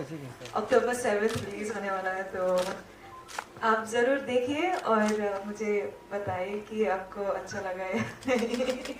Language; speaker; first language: Hindi; non-native, local second language; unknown